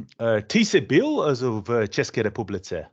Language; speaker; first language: Czech; non-native, learner; English